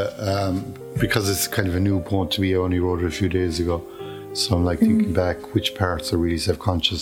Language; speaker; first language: English; native; English